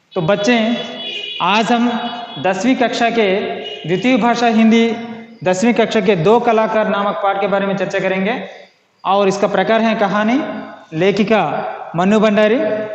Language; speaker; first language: Hindi; non-native, local second language; Telugu